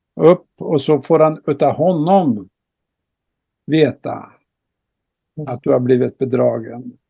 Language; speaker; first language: Swedish; native; Swedish